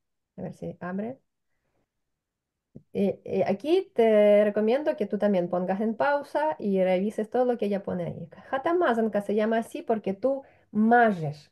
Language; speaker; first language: Spanish; non-native, fluent; Ukrainian